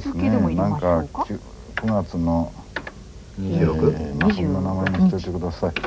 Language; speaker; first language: Japanese; native; Japanese